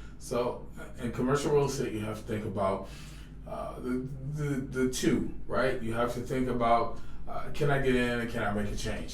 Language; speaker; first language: English; native; English